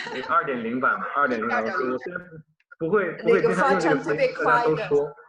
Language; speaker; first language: Chinese; native; Chinese